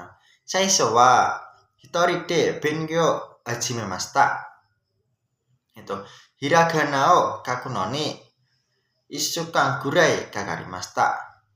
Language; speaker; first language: Japanese; non-native, learner; Indonesian